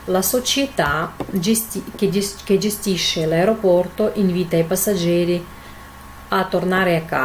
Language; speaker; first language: Italian; non-native, fluent; Russian